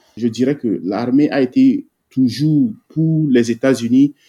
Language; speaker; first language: French; non-native, local second language; Ewe